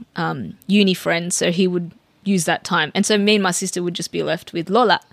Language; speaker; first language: English; early bilingual, other home language; Filipino